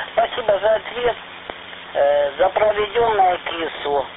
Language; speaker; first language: Russian; native; Russian